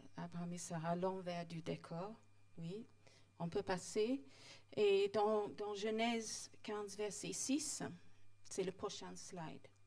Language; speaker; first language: French; non-native, fluent; English